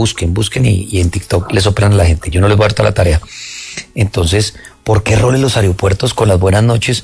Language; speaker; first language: Spanish; native; Spanish